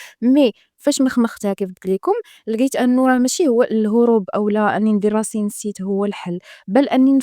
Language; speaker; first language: Arabic; native; Arabic